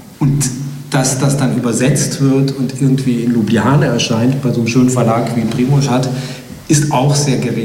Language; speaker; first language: German; early bilingual, other home language; Slovenian